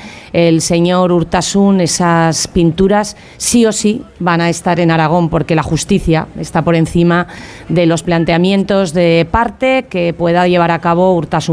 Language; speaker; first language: Spanish; native; Spanish